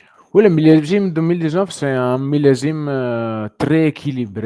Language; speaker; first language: French; non-native, fluent; Italian